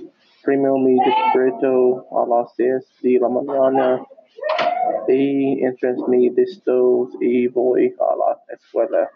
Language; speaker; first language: Spanish; non-native, learner; English